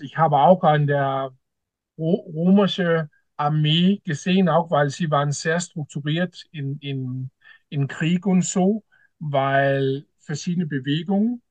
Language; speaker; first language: German; non-native, learner; Danish